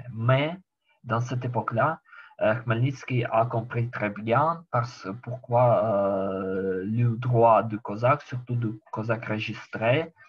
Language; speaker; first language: French; non-native, learner; Ukrainian